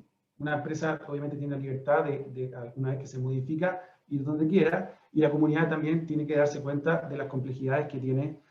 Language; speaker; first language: Spanish; native; Spanish